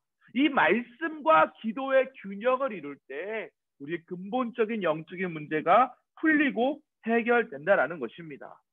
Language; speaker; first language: Korean; native; Korean